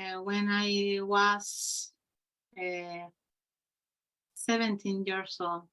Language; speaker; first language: English; non-native, learner; Spanish